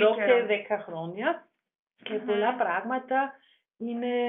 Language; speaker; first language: Greek; non-native, learner; German